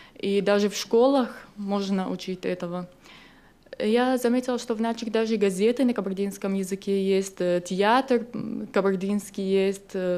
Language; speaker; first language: Russian; non-native, learner; Arabic